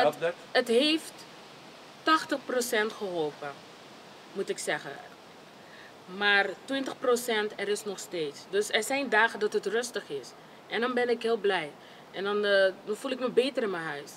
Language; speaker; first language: Dutch; non-native, fluent; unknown